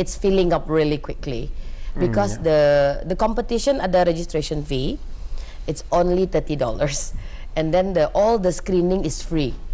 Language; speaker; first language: English; non-native, local second language; Malay